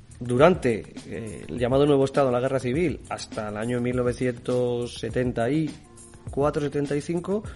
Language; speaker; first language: Spanish; native; Spanish